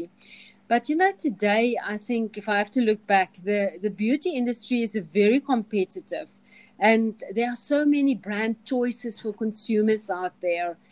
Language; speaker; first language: English; non-native, local second language; Afrikaans